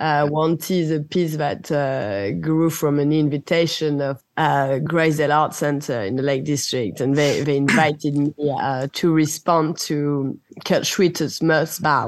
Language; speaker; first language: English; non-native, fluent; French